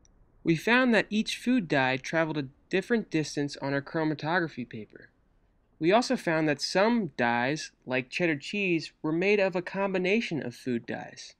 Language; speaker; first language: English; native; English